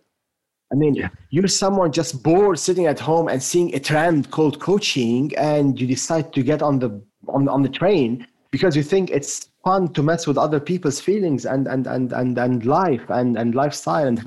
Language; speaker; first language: English; non-native, fluent; French